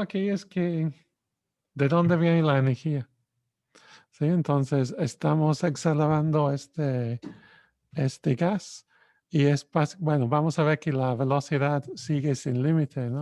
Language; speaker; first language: Spanish; non-native, fluent; English